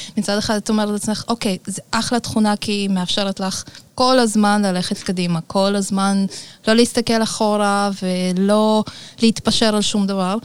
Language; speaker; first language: Hebrew; early bilingual, other home language; Russian